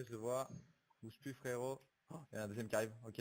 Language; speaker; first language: French; native; French